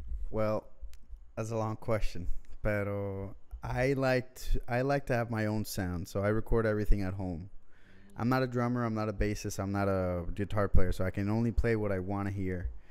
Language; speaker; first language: English; early bilingual, other home language; Spanish